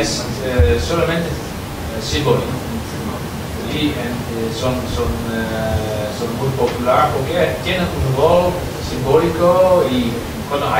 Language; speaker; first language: Spanish; non-native, learner; Dutch